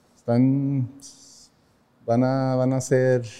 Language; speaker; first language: Spanish; early bilingual, heritage; Spanish